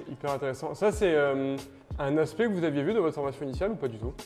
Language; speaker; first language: French; native; French